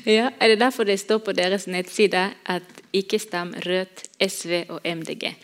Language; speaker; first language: Norwegian; non-native, fluent; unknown